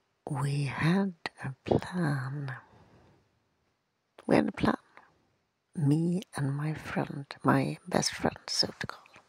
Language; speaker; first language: English; non-native, fluent; Swedish